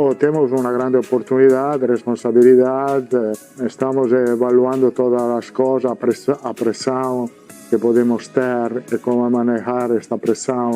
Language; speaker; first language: Portuguese; non-native, learner; Italian